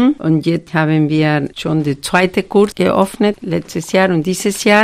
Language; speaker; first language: German; non-native, fluent; Spanish